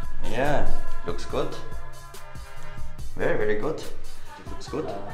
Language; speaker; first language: English; non-native, learner; German